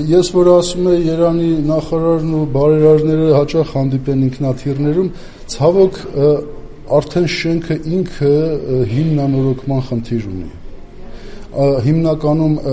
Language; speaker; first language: Armenian; native; Armenian